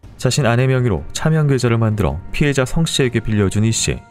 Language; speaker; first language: Korean; native; Korean